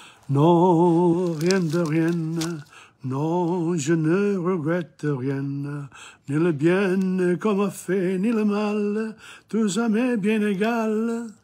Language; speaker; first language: French; non-native, fluent; English